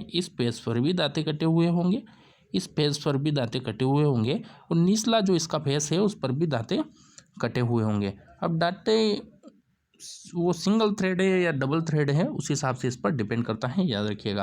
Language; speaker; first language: Hindi; native; Hindi